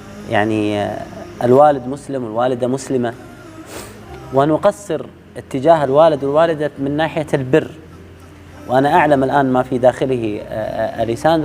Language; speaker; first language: Arabic; native; Arabic